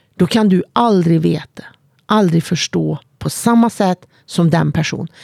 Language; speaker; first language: Swedish; native; Swedish